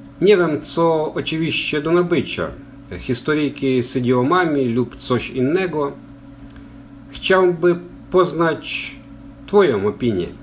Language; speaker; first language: Polish; non-native, learner; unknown